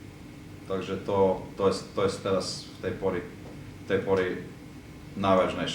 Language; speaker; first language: Polish; non-native, fluent; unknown